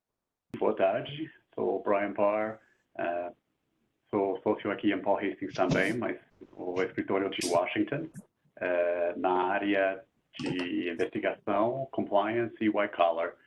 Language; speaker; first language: Portuguese; non-native, fluent; English